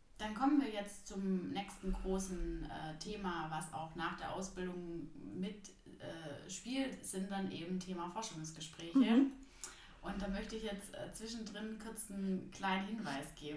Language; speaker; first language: German; native; German